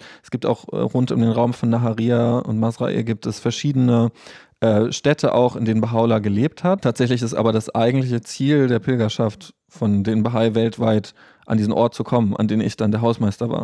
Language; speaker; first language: German; native; German